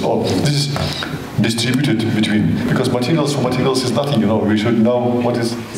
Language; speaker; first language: English; non-native, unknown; Russian